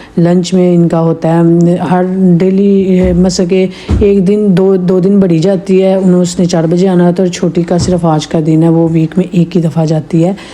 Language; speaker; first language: Urdu; native; Urdu